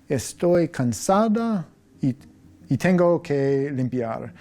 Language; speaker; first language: Spanish; non-native, learner; English